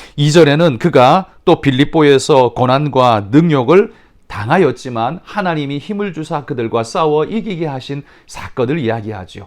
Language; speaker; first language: Korean; native; Korean